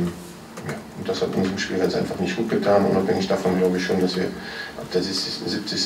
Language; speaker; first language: German; native; German